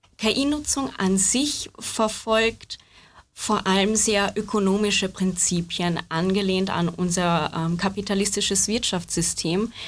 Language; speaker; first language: German; native; German